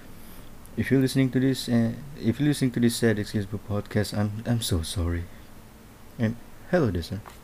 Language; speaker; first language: English; non-native, local second language; Malay